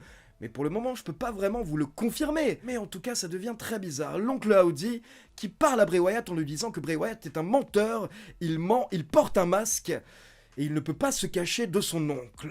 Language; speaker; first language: French; native; French